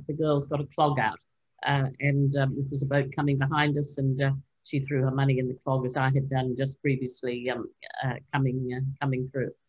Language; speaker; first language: English; native; English